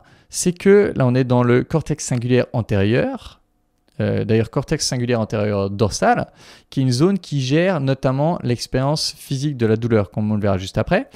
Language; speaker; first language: French; native; French